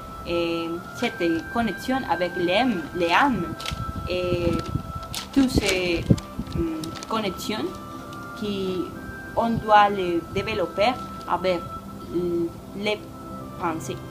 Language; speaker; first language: French; non-native, learner; Spanish